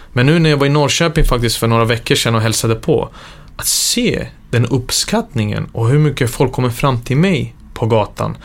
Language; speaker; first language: Swedish; early bilingual, other home language; Serbian